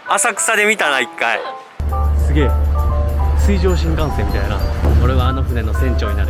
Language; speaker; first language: Japanese; native; Japanese